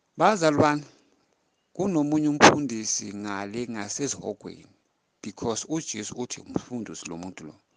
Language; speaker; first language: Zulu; non-native, local second language; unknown